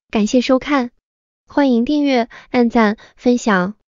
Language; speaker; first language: Chinese; native; Chinese